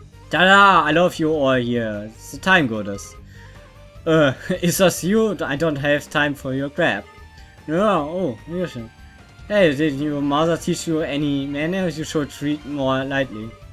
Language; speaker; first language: English; non-native, learner; German